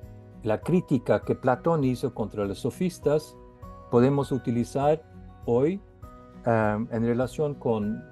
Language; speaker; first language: Spanish; non-native, fluent; Norwegian